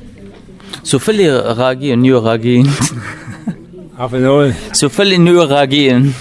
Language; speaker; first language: Danish; non-native, learner; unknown